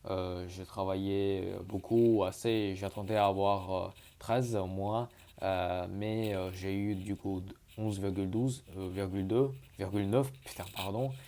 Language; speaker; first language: French; early bilingual, other home language; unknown